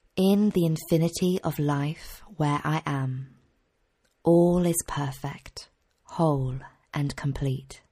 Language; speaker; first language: English; native; English